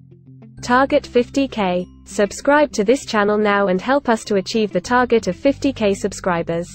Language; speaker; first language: English; non-native, local second language; Hindi